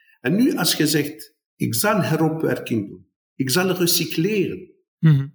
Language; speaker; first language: Dutch; non-native, fluent; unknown